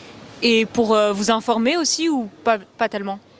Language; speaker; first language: French; native; French